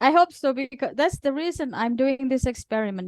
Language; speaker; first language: English; non-native, fluent; Indonesian